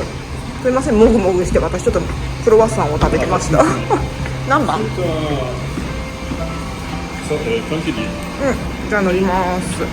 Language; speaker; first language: Japanese; native; Japanese